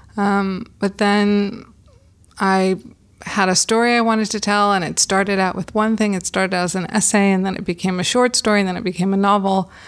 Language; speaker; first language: English; native; English